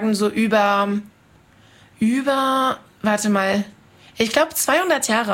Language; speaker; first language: German; non-native, fluent; French